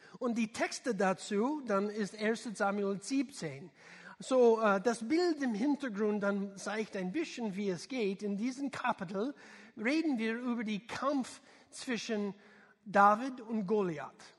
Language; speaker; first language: German; non-native, learner; English